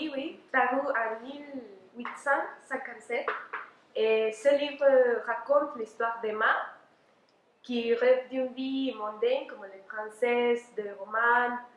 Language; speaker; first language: French; non-native, learner; Spanish